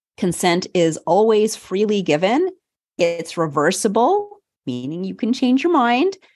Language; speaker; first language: English; native; English